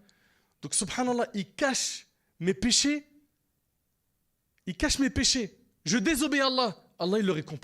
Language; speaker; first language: French; native; French